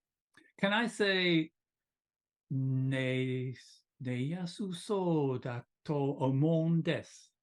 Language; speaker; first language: Japanese; non-native, learner; English